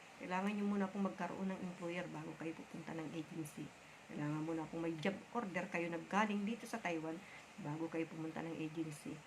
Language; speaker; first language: Filipino; non-native, local second language; Bikol